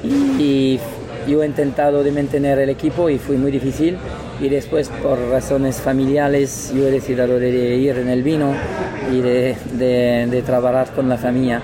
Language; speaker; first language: Spanish; non-native, learner; French